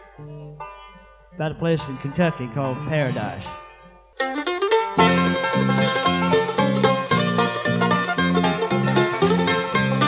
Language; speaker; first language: English; native; English